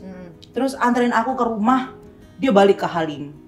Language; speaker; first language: Indonesian; native; Indonesian